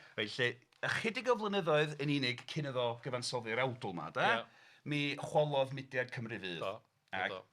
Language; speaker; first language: Welsh; native; Welsh